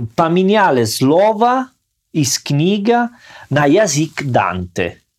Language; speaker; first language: Russian; non-native, learner; Italian